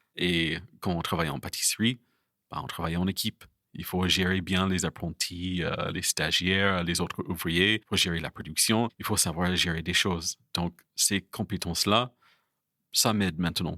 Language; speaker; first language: French; non-native, fluent; English